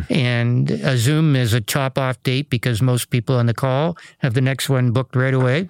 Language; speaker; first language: English; native; English